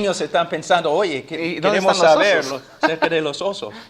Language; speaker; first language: Spanish; non-native, fluent; English